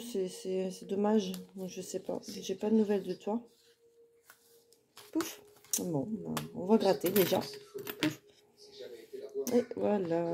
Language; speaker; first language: French; native; French